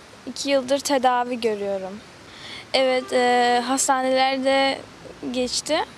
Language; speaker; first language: Turkish; early bilingual, other home language; Russian